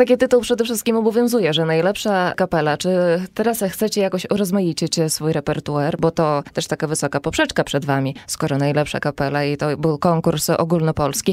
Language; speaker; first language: Polish; native; Polish